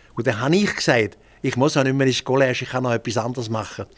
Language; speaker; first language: German; native; German